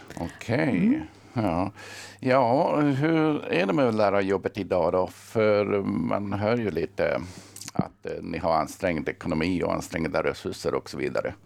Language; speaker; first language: Swedish; native; Swedish